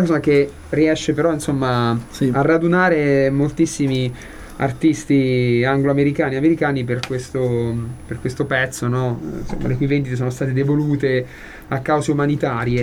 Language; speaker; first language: Italian; native; Italian